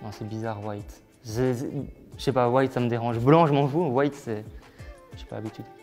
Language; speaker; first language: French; native; French